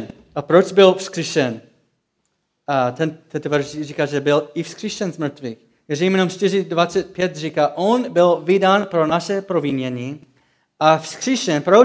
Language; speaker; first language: Czech; non-native, fluent; English